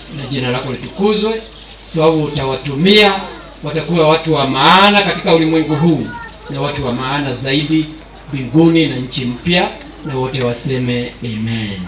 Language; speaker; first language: Swahili; non-native, local second language; Kamba